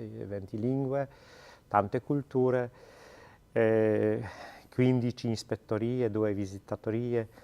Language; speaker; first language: Italian; non-native, fluent; Polish